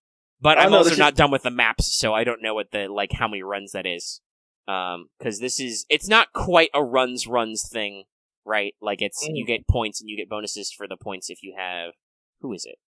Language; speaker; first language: English; native; English